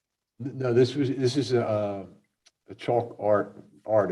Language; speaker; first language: English; native; English